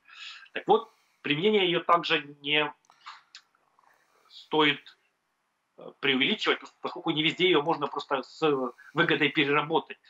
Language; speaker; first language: Russian; native; Russian